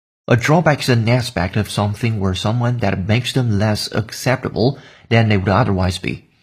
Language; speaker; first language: English; non-native, fluent; Chinese